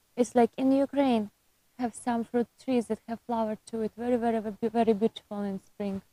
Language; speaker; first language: English; non-native, learner; Ukrainian